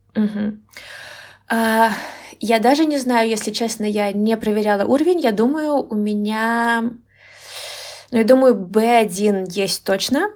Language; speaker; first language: Russian; native; Russian